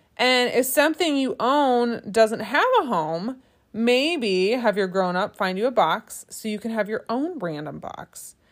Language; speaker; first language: English; native; English